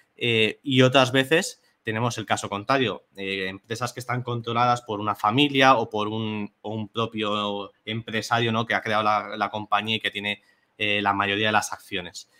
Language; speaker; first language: Spanish; native; Spanish